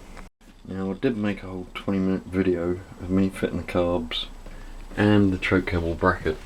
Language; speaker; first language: English; native; English